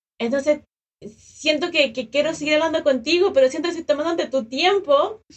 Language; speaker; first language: Spanish; native; Spanish